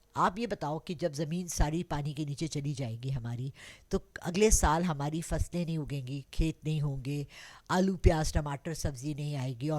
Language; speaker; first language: Urdu; non-native, local second language; Pashto